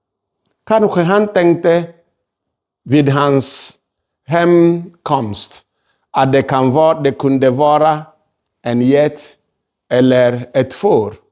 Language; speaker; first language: Swedish; non-native, fluent; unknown